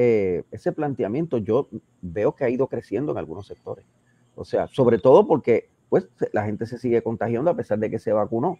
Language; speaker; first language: Spanish; native; Spanish